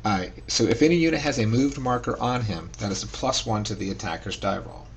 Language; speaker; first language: English; native; English